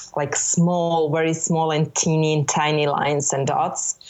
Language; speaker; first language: English; non-native, fluent; Serbian